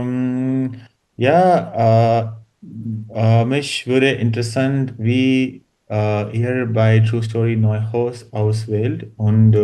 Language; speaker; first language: German; non-native, learner; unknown